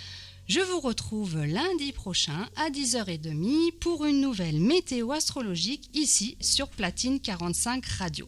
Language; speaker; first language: French; native; French